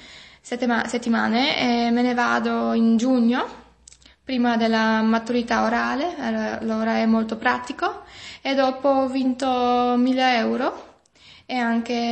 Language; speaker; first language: Italian; non-native, fluent; German